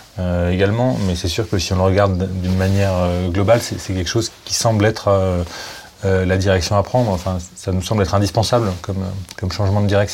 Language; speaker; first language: French; native; French